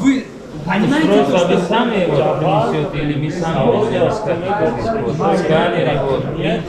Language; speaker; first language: Russian; non-native, local second language; Tajik